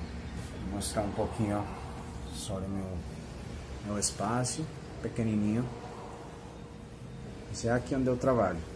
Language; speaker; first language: Portuguese; non-native, learner; Spanish